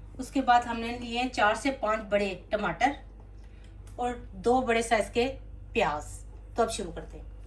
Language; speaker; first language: Urdu; non-native, local second language; Punjabi